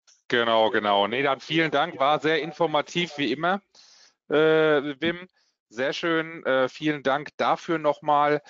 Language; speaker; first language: German; native; German